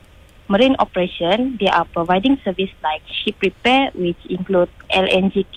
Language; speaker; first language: English; non-native, local second language; Malay